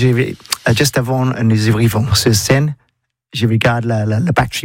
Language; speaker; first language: French; non-native, learner; English